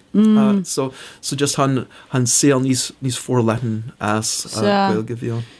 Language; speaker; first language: Irish; non-native, fluent; English